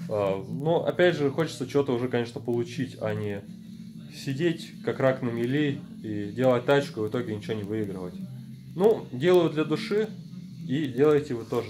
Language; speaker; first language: Russian; native; Russian